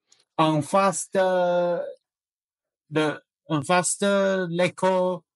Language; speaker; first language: French; non-native, learner; Chinese